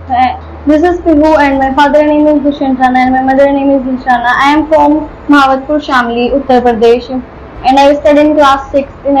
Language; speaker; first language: English; non-native, learner; Hindi